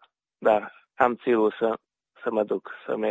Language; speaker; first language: Romanian; early bilingual, heritage; Romanian